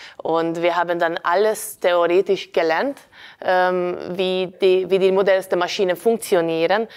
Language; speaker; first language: German; non-native, fluent; Hungarian